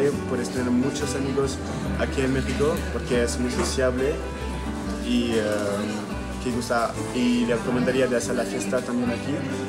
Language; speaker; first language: Spanish; non-native, learner; French